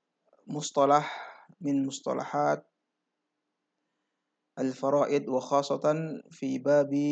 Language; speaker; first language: Arabic; non-native, fluent; Indonesian